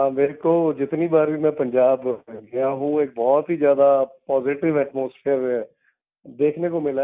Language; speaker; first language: Hindi; non-native, local second language; Punjabi